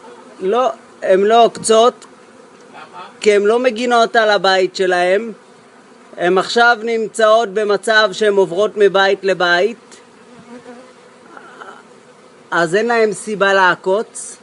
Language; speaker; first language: Hebrew; native; Hebrew